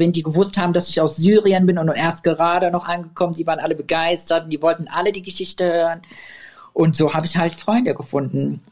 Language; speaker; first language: German; non-native, fluent; Arabic